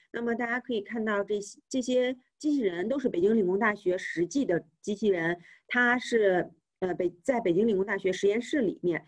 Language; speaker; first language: Chinese; native; Chinese